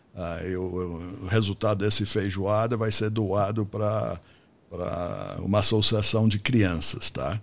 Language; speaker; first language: Portuguese; non-native, fluent; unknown